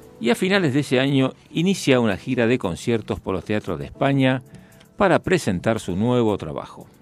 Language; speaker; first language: Spanish; native; Spanish